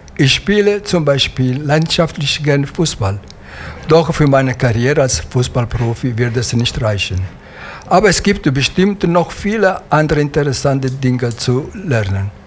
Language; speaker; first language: German; non-native, fluent; Italian